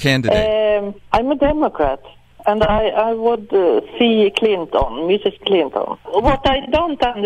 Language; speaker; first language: English; non-native, learner; Swedish